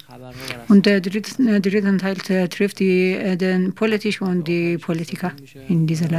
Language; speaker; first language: German; non-native, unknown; Persian